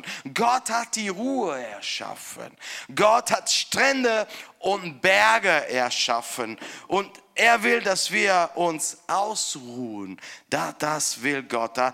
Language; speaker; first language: German; non-native, fluent; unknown